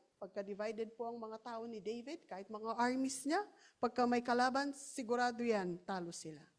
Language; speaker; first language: Filipino; non-native, local second language; Iloko